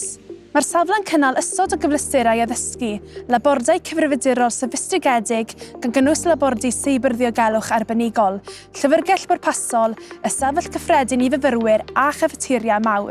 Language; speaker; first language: Welsh; native; Welsh